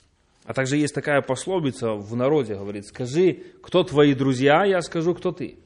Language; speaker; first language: Polish; non-native, learner; Russian